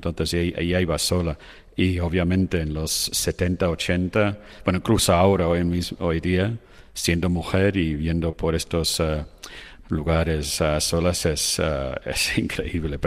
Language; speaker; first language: Spanish; non-native, fluent; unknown